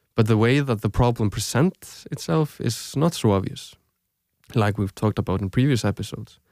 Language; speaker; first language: English; non-native, fluent; Icelandic